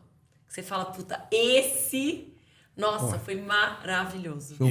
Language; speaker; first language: Portuguese; native; Portuguese